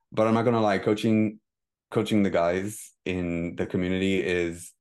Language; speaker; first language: English; early bilingual, heritage; Hebrew